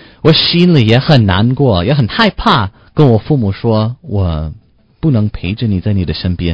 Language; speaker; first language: Chinese; non-native, learner; English